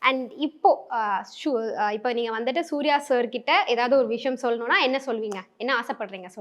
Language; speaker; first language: Tamil; native; Tamil